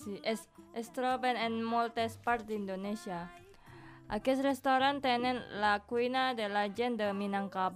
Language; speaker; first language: Catalan; non-native, learner; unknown